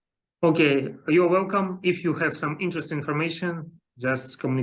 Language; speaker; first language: English; non-native, learner; Russian